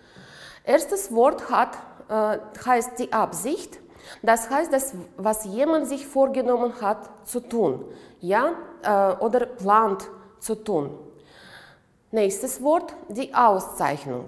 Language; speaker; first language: German; non-native, fluent; Uzbek